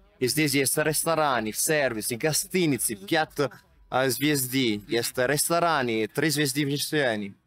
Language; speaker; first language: Russian; non-native, fluent; Italian